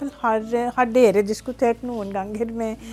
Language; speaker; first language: Norwegian; non-native, fluent; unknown